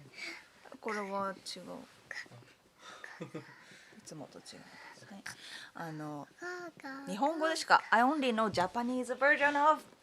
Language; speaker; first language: Japanese; native; Japanese